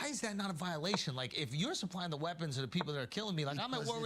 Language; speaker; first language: English; native; English